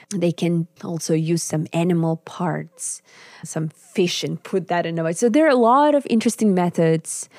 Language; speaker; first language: English; non-native, fluent; Russian